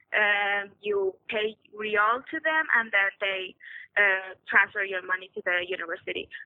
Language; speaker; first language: English; non-native, fluent; Persian